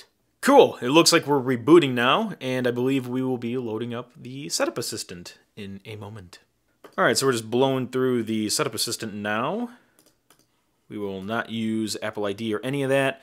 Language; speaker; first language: English; native; English